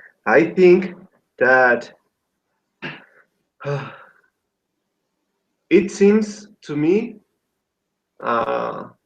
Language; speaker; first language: English; non-native, learner; Spanish